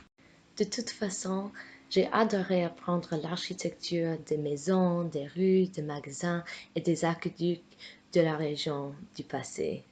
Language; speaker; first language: French; non-native, fluent; English